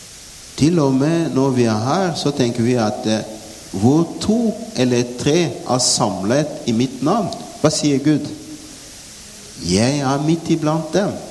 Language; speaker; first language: Norwegian; non-native, fluent; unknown